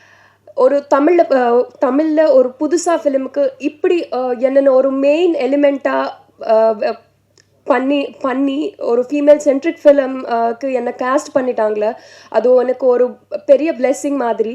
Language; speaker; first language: Tamil; non-native, learner; Telugu